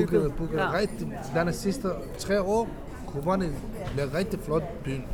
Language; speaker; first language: Danish; non-native, learner; Kurdish